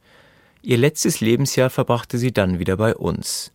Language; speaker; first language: German; native; German